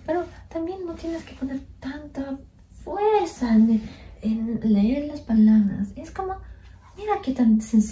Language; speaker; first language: Spanish; non-native, fluent; Polish